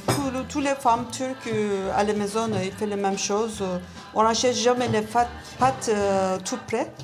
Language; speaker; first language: French; non-native, learner; Turkish